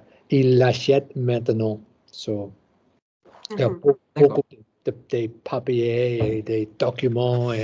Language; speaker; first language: French; non-native, learner; English